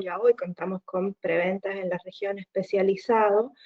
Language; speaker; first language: Spanish; native; Spanish